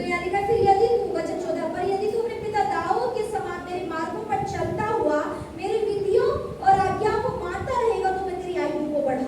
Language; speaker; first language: Hindi; native; Hindi